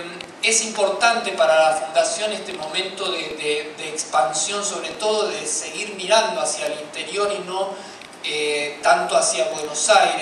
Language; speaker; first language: Spanish; native; Spanish